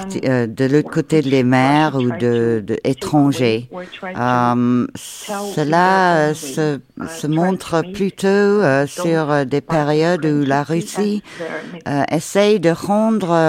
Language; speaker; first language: French; non-native, fluent; Ukrainian